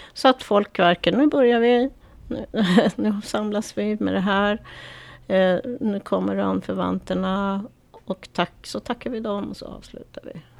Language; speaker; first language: Swedish; native; Swedish